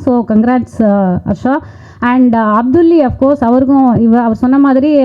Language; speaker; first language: Tamil; native; Tamil